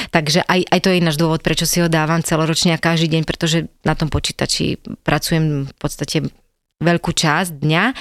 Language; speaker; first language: Slovak; native; Slovak